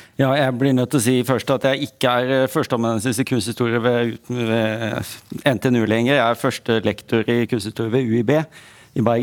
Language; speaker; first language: Norwegian; native; Norwegian